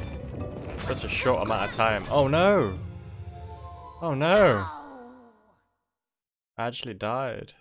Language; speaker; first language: English; native; English